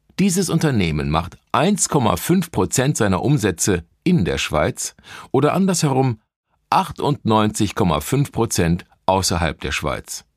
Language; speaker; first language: German; native; German